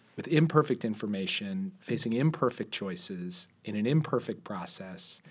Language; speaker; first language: English; native; English